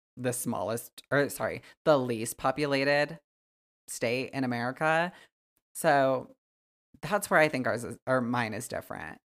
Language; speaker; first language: English; native; English